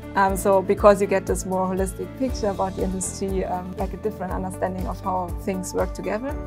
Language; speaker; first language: English; non-native, fluent; German